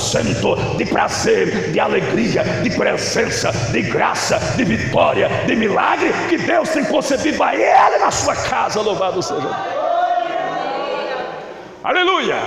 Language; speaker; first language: Portuguese; native; Portuguese